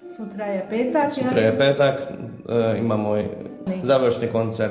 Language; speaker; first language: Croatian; non-native, local second language; Hungarian